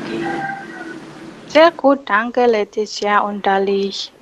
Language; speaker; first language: German; non-native, fluent; Indonesian